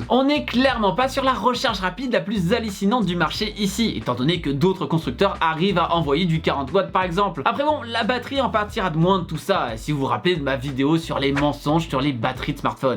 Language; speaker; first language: French; native; French